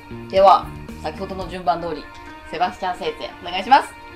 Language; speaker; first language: Japanese; native; Japanese